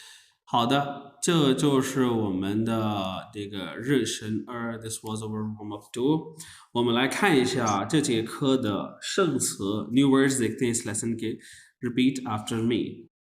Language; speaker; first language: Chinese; non-native, learner; Urdu